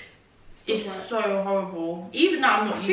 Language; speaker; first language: English; native; English